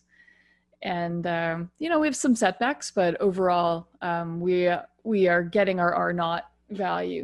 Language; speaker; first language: English; native; English